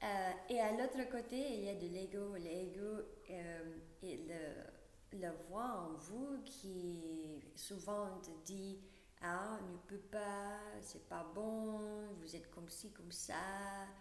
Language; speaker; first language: French; non-native, learner; English